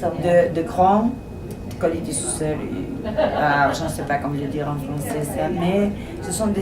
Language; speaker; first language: French; non-native, fluent; Spanish